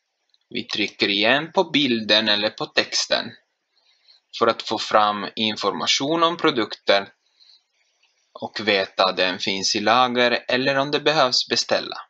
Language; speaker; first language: Swedish; non-native, fluent; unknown